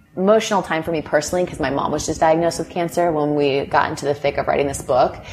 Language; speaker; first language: English; native; English